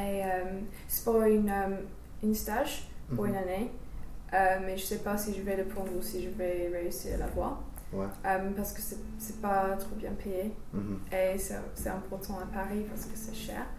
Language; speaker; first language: French; non-native, learner; English